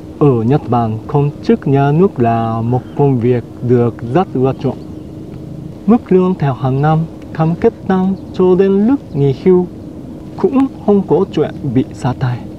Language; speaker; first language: Vietnamese; non-native, fluent; Japanese